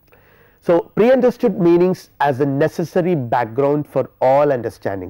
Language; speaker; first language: English; non-native, local second language; Malayalam